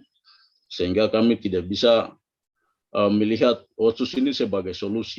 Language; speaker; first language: Indonesian; native; Indonesian